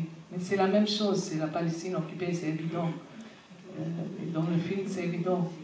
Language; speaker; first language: French; non-native, fluent; Arabic